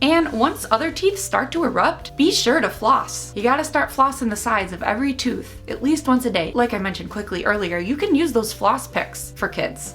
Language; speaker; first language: English; native; English